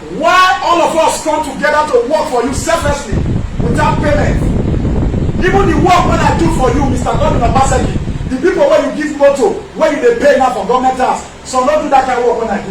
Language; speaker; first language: Nigerian Pidgin; non-native, local second language; Esan